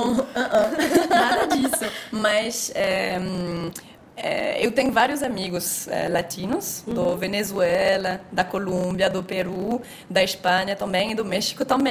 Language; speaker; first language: Portuguese; non-native, fluent; French